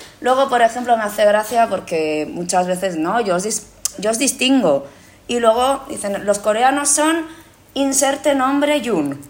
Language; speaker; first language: Spanish; early bilingual, other home language; Korean